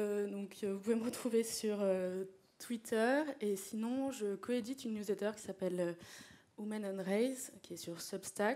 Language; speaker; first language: French; native; French